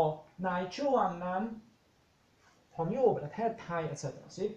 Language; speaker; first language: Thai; non-native, fluent; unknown